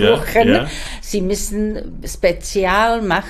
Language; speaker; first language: German; non-native, learner; Czech